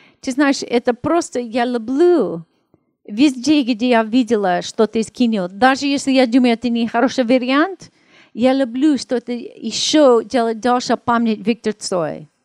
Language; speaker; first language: Russian; non-native, learner; English